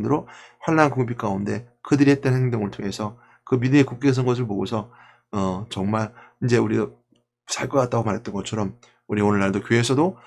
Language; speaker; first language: Korean; native; Korean